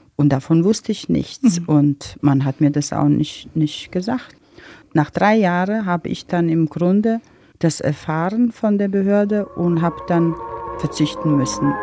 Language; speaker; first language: German; non-native, fluent; Bosnian